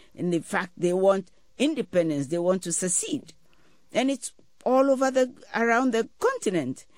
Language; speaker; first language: English; non-native, local second language; Ewe